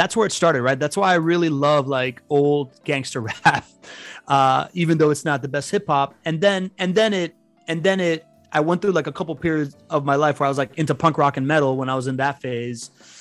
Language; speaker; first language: English; early bilingual, other home language; Spanish